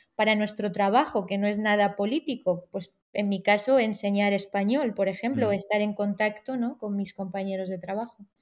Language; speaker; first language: Spanish; native; Spanish